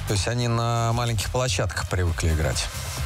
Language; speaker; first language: Russian; native; Russian